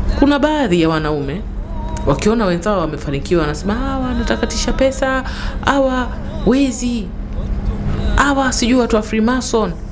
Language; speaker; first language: Swahili; native; Swahili